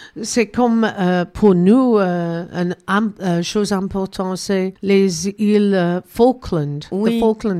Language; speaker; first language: French; non-native, learner; English